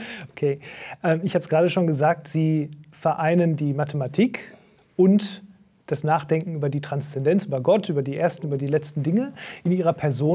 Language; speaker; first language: German; native; German